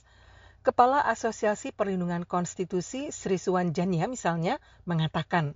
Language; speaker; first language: Indonesian; native; Indonesian